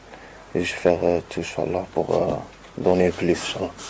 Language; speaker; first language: French; non-native, local second language; Arabic